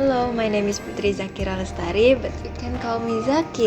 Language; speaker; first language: English; non-native, learner; Indonesian